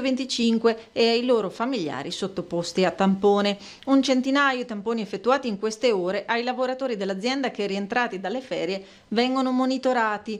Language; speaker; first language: Italian; native; Italian